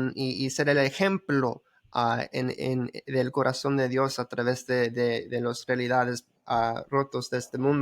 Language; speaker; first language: Spanish; early bilingual, heritage; Spanish